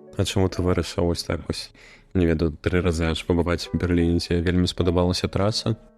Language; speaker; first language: Belarusian; non-native, local second language; Russian